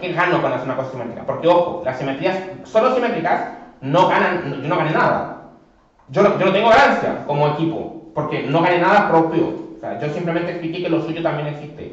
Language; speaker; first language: Spanish; native; Spanish